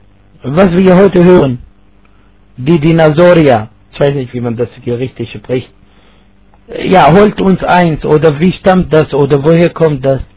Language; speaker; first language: German; non-native, fluent; Arabic